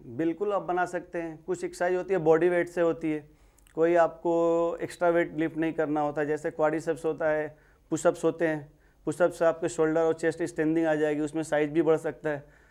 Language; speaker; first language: Hindi; native; Hindi